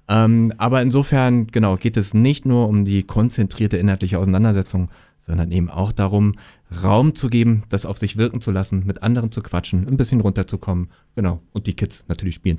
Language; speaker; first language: German; native; German